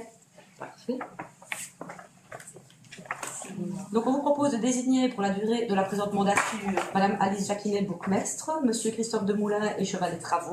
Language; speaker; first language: French; native; French